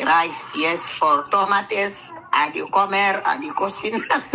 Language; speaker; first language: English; non-native, learner; Spanish